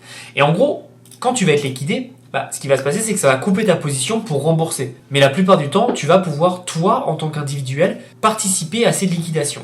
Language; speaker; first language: French; native; French